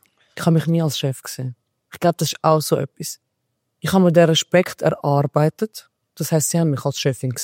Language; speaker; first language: German; early bilingual, other home language; Albanian